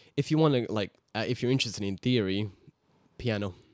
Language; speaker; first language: English; early bilingual, other home language; Hungarian